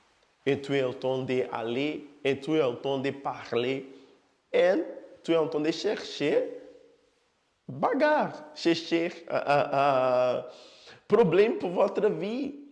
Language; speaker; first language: French; non-native, fluent; Portuguese